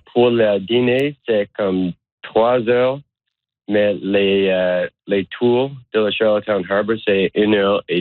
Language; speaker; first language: French; non-native, learner; English